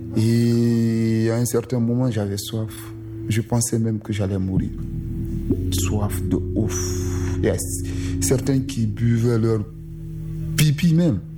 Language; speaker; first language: French; non-native, local second language; Susu